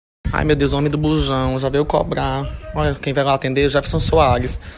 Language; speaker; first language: Portuguese; native; Portuguese